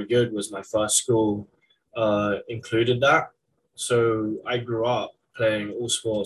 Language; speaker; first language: English; native; English